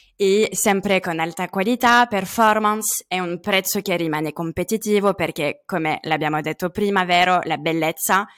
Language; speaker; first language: Italian; non-native, fluent; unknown